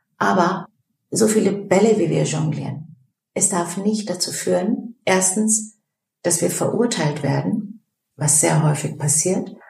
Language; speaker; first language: German; early bilingual, other home language; Turkish